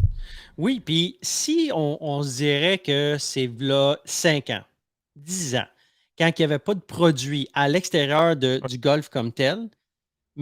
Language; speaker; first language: French; native; French